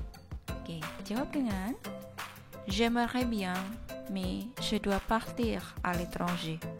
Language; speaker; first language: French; non-native, fluent; Indonesian